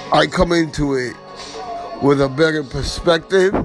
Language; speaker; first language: English; early bilingual, other home language; Spanish